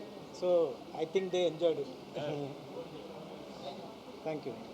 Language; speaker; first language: Telugu; non-native, learner; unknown